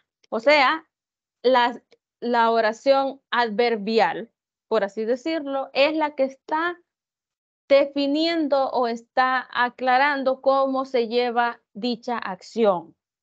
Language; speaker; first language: Spanish; native; Spanish